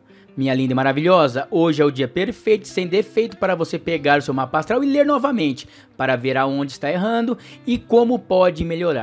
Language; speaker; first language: Portuguese; native; Portuguese